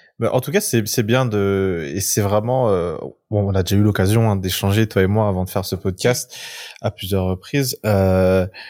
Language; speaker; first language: French; native; French